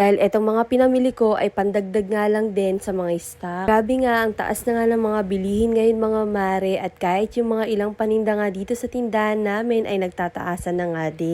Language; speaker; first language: Filipino; native; Filipino